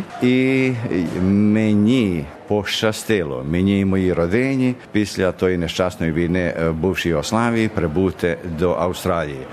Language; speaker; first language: Ukrainian; early bilingual, heritage; Ukrainian